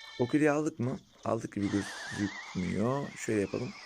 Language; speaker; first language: Turkish; native; Turkish